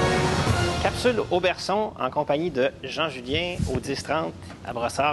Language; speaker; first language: French; native; French